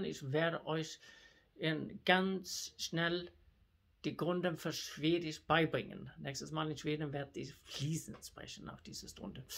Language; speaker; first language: German; non-native, learner; Swedish